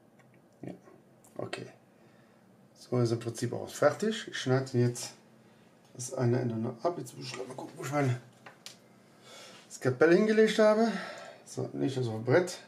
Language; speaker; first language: German; native; German